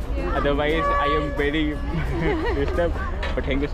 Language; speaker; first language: English; non-native, learner; Hindi